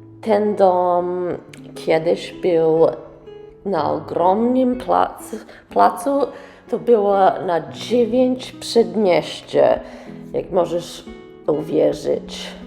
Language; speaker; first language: Polish; early bilingual, heritage; English